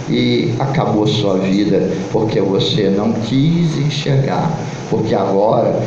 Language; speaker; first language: Portuguese; native; Portuguese